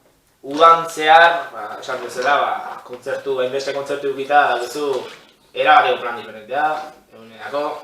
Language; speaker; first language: Basque; native; Basque